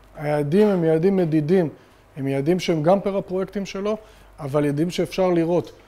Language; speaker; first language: Hebrew; native; Hebrew